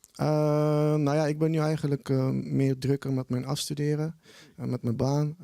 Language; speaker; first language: Dutch; early bilingual, other home language; Armenian